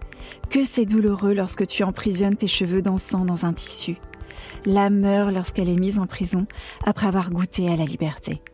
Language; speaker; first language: French; native; French